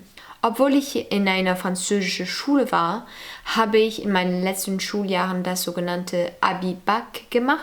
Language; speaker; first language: German; early bilingual, other home language; French